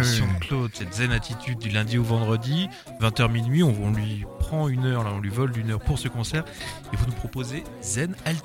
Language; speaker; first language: French; native; French